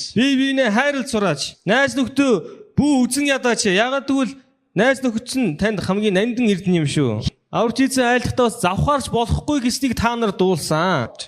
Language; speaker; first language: Mongolian; non-native, fluent; Korean